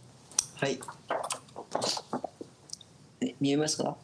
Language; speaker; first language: Japanese; non-native, learner; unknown